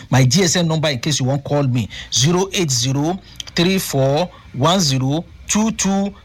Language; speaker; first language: Nigerian Pidgin; native; Nigerian Pidgin